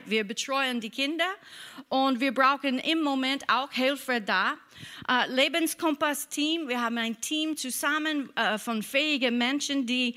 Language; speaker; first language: German; non-native, fluent; English